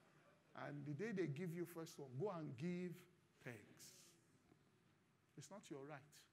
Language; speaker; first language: English; non-native, local second language; Yoruba